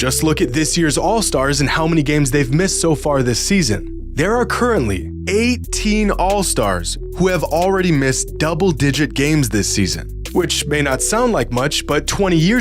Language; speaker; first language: English; native; English